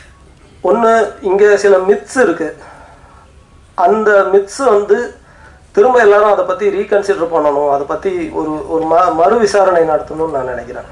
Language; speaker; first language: Tamil; native; Tamil